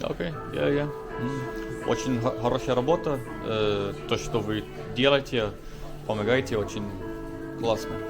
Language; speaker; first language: Russian; non-native, learner; English